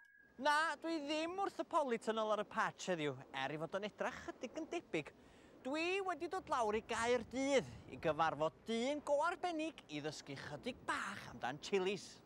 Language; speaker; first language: Welsh; native; Welsh